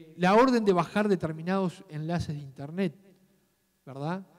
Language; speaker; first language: Spanish; native; Spanish